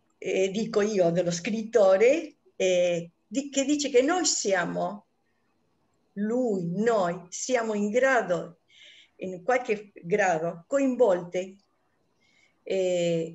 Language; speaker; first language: Italian; non-native, fluent; Spanish